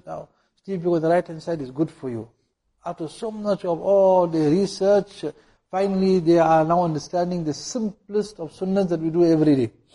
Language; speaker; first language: English; native; English